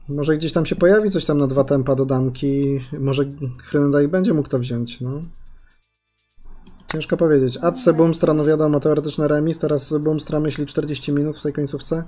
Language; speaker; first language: Polish; native; Polish